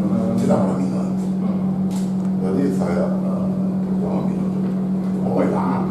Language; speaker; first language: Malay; non-native, learner; Japanese